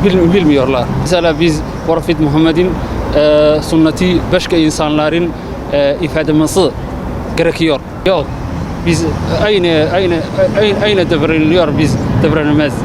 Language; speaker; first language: Turkish; non-native, learner; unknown